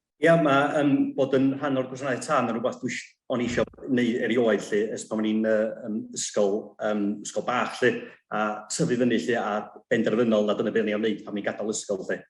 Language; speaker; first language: Welsh; non-native, local second language; English